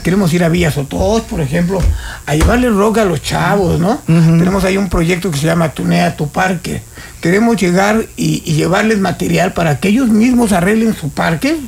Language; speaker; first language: Spanish; native; Spanish